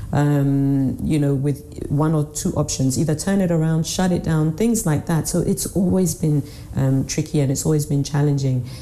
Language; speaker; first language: English; native; English